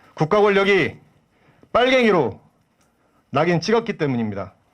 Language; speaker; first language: Korean; native; Korean